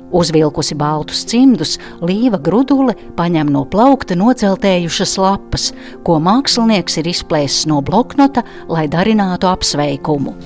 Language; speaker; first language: Latvian; native; Latvian